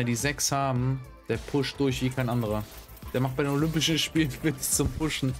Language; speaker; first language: German; native; German